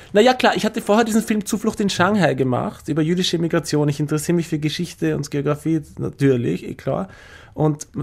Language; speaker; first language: German; native; German